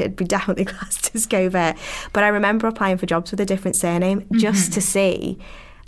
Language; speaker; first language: English; native; English